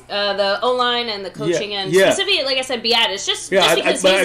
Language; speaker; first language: English; native; English